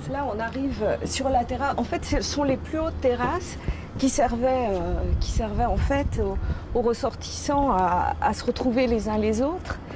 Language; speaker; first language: French; native; French